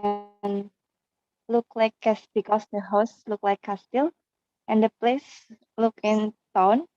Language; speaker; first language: English; non-native, learner; Indonesian